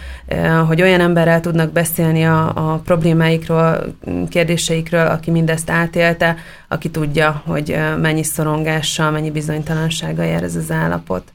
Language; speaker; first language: Hungarian; native; Hungarian